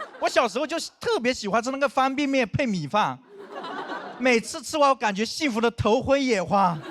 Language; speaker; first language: Chinese; non-native, local second language; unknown